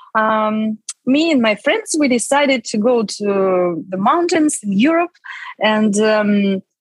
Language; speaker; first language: English; non-native, fluent; Russian